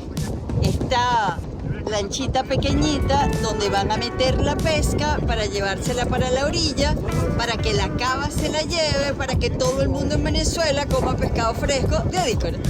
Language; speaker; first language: Spanish; native; Spanish